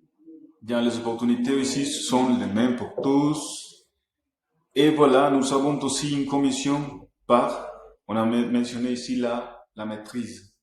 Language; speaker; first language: French; non-native, fluent; Spanish